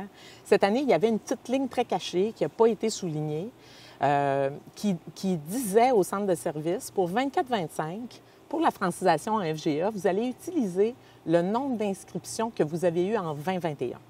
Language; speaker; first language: French; native; French